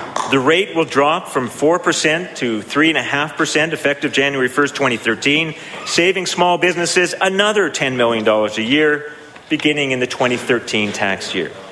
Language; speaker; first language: English; native; English